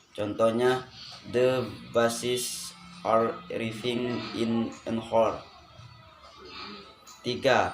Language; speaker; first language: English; non-native, learner; Indonesian